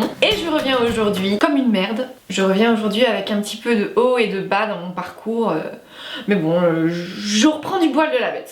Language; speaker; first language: French; native; French